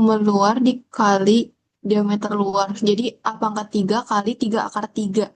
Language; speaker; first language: Indonesian; native; Indonesian